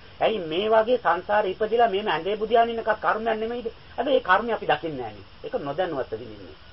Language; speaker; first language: Sinhala; native; Sinhala